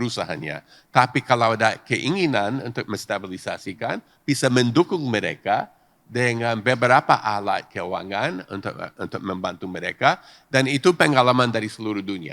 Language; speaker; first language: Indonesian; non-native, fluent; English